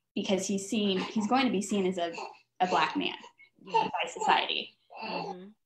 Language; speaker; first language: English; native; English